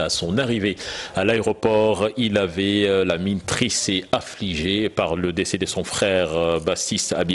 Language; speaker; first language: French; non-native, local second language; Wolof